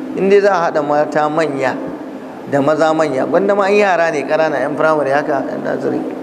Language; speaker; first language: Hausa; native; Hausa